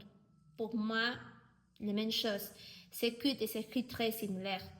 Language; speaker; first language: French; non-native, learner; Spanish